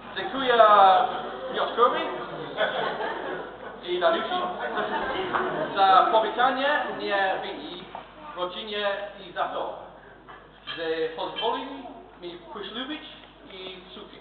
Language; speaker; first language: Polish; non-native, learner; English